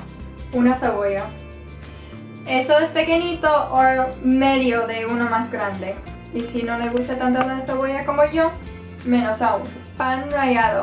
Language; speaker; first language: Spanish; non-native, fluent; English